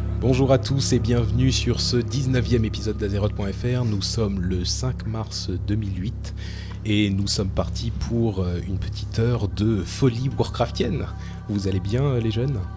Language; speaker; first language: French; native; French